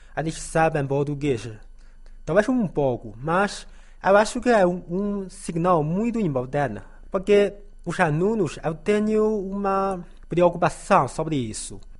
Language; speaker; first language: Portuguese; non-native, learner; Chinese